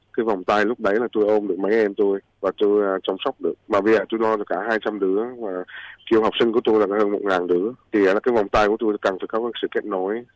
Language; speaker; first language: Vietnamese; early bilingual, heritage; Vietnamese